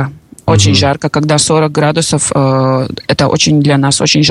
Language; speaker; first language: Russian; non-native, local second language; Latvian